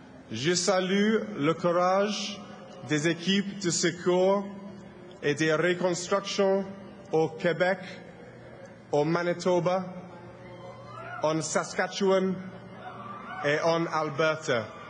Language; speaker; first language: French; non-native, fluent; English